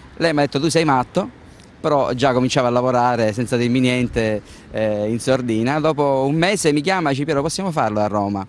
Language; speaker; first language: Italian; native; Italian